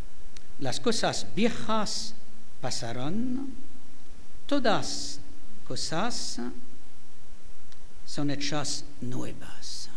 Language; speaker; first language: Spanish; non-native, fluent; French